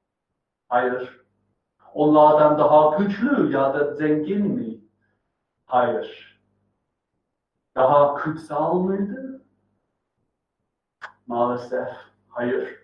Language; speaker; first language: Turkish; non-native, fluent; English